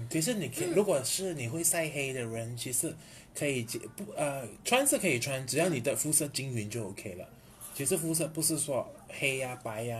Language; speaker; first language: Chinese; native; Chinese